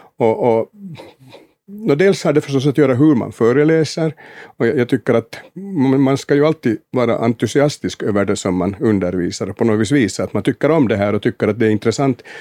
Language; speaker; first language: Swedish; native; Swedish